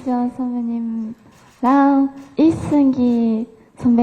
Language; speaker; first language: Korean; non-native, learner; Japanese